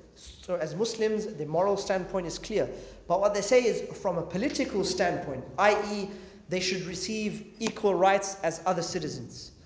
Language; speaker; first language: English; native; English